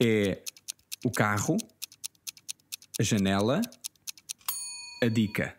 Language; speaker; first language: Portuguese; non-native, fluent; English